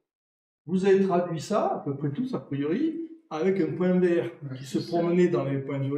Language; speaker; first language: French; native; French